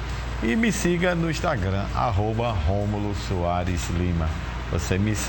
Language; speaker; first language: Portuguese; native; Portuguese